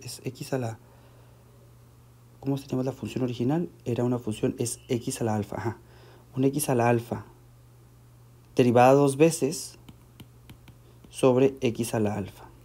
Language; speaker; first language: Spanish; native; Spanish